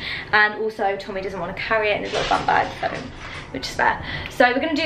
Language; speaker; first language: English; native; English